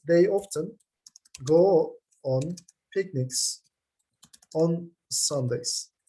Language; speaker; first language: English; non-native, fluent; Turkish